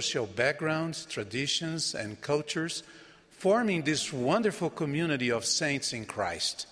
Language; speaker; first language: English; non-native, fluent; Portuguese